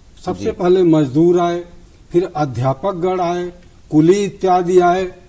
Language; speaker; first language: Hindi; native; Hindi